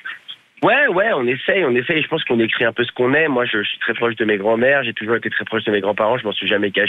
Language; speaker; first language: French; native; French